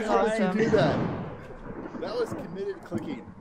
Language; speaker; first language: English; native; English